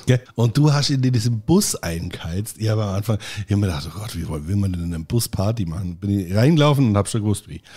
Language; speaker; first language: German; native; German